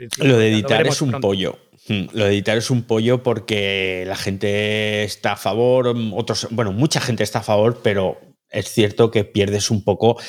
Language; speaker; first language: Spanish; native; Spanish